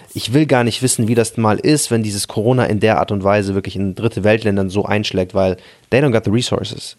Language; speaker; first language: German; early bilingual, other home language; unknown